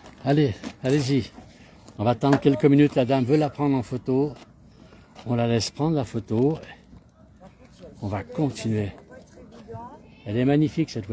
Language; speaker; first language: French; native; French